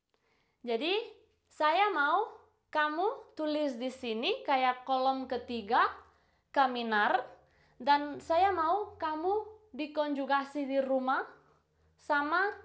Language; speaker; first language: Indonesian; non-native, fluent; Spanish